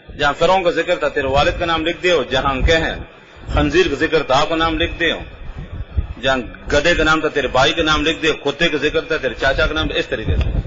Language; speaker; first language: Urdu; non-native, local second language; Pashto